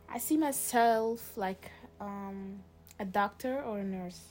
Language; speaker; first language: English; early bilingual, other home language; Arabic